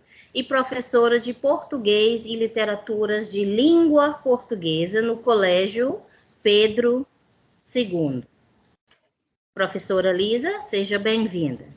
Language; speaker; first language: Portuguese; non-native, fluent; English